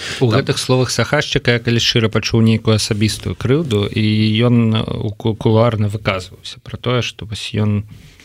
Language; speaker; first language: Belarusian; non-native, local second language; Russian